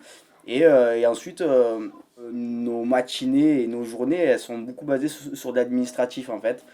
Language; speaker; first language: French; native; French